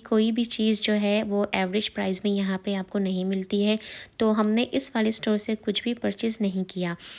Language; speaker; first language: Urdu; native; Urdu